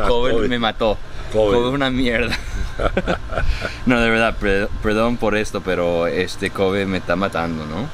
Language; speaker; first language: Spanish; early bilingual, heritage; Spanish